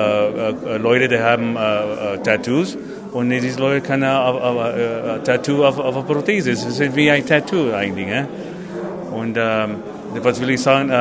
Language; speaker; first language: German; non-native, fluent; English